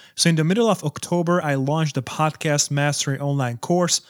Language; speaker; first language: English; non-native, fluent; Hungarian